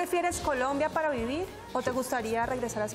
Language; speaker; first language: Spanish; native; Spanish